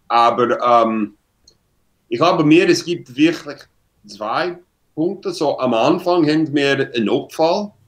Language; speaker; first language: German; non-native, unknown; English